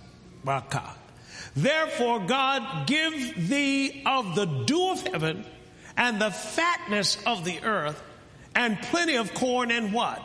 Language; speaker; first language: English; native; English